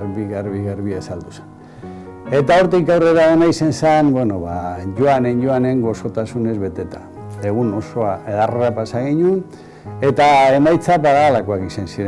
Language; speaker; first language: Basque; native; Basque